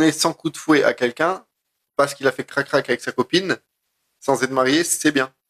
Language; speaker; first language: French; native; French